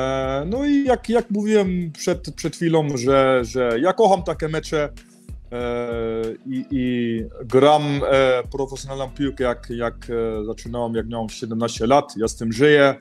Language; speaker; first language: Polish; early bilingual, heritage; Polish